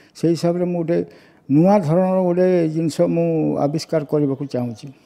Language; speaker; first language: Odia; non-native, local second language; Santali